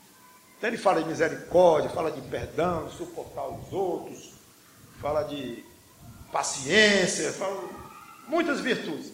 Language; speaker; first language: Portuguese; native; Portuguese